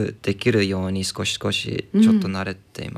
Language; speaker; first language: Japanese; non-native, learner; English